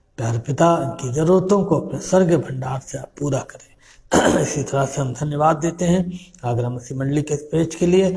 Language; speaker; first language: Hindi; native; Hindi